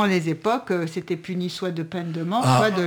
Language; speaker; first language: French; native; French